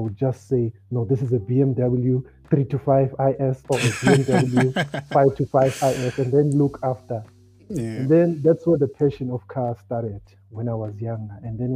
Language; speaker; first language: English; non-native, local second language; Xhosa